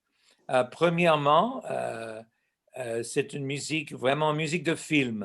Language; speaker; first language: French; non-native, local second language; English